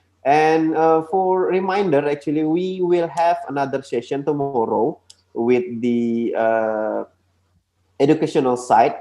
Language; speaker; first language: English; non-native, local second language; Indonesian